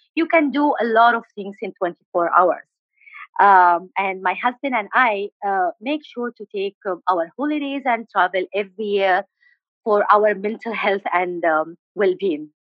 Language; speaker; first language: English; non-native, fluent; Arabic